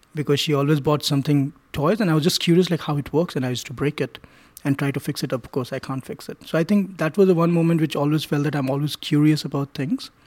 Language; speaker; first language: English; non-native, local second language; Hindi